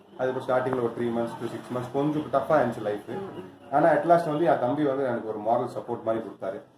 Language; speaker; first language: Tamil; non-native, local second language; Kashmiri